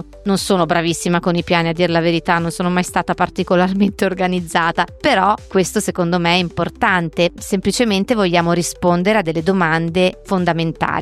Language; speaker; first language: Italian; native; Italian